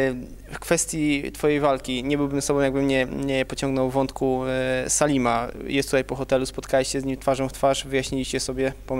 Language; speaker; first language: Polish; native; Polish